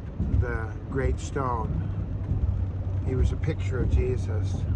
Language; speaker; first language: English; native; English